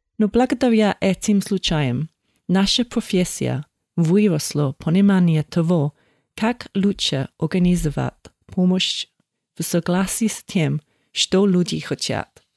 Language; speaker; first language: Russian; non-native, fluent; English